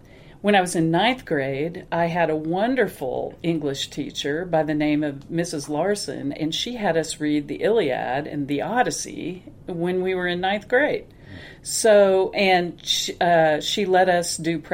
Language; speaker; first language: English; native; English